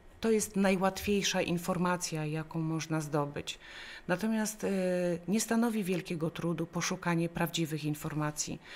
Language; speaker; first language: Polish; native; Polish